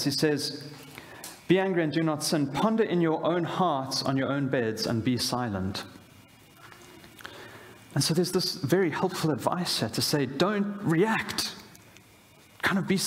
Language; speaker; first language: English; native; English